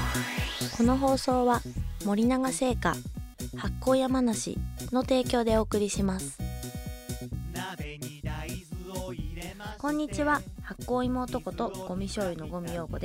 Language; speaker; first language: Japanese; native; Japanese